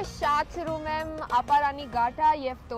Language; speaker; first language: Armenian; non-native, learner; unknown